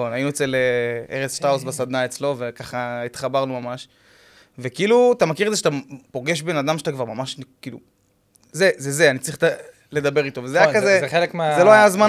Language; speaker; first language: Hebrew; native; Hebrew